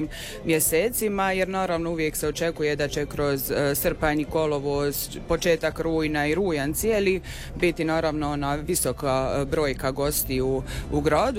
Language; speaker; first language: Serbian; native; Serbian